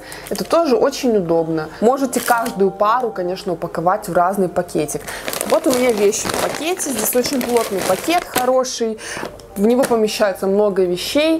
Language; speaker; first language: Russian; native; Russian